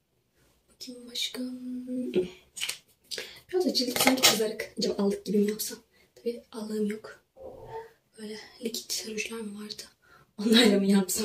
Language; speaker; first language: Turkish; native; Turkish